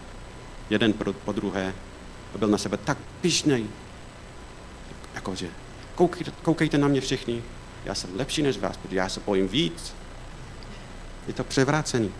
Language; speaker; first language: Czech; non-native, fluent; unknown